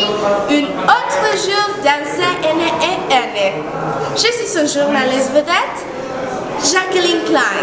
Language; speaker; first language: French; non-native, learner; Spanish